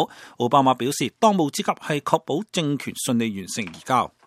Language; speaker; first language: Chinese; non-native, local second language; Cantonese